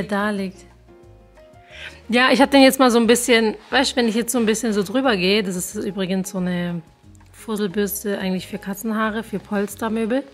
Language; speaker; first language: German; native; German